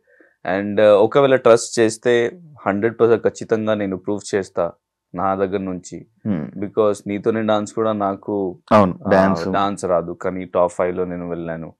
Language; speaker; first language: Telugu; non-native, learner; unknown